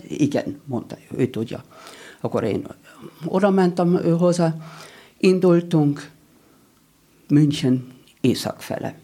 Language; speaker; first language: Hungarian; non-native, learner; German